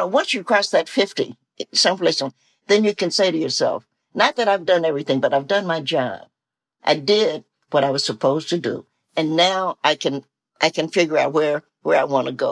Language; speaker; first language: English; native; English